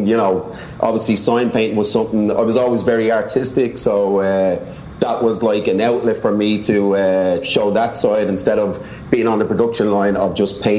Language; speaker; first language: English; native; English